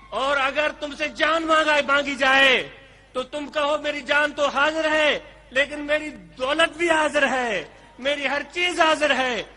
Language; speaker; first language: Urdu; non-native, local second language; Sindhi